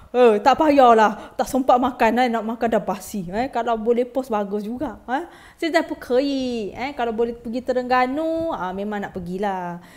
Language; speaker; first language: Malay; native; Malay